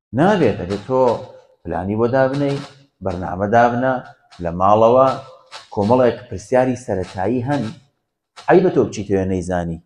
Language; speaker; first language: Central Kurdish; native; Central Kurdish